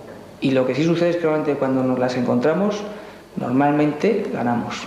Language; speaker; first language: Spanish; native; Spanish